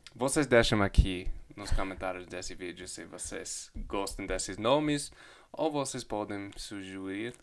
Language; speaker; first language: Portuguese; non-native, fluent; English